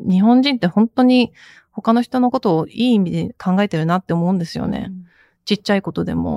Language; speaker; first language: Japanese; early bilingual, heritage; Japanese